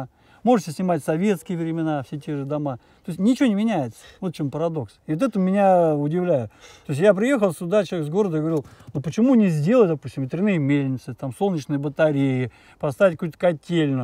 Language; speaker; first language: Russian; native; Russian